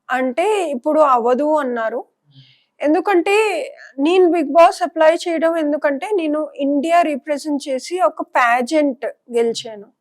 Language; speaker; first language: Telugu; non-native, local second language; Punjabi